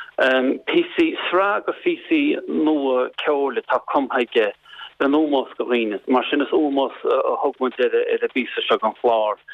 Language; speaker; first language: Irish; native; Irish